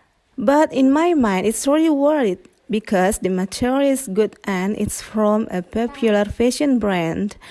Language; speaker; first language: English; non-native, fluent; Indonesian